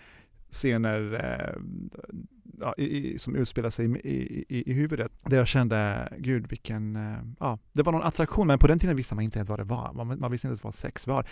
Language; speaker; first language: Swedish; early bilingual, other home language; Arabic